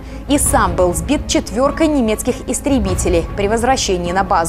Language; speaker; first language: Russian; native; Russian